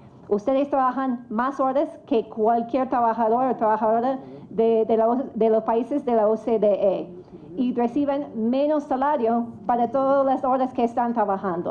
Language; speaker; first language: Spanish; non-native, fluent; English